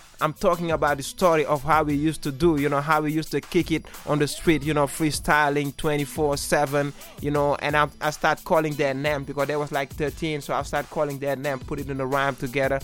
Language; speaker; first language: English; non-native, local second language; Wolof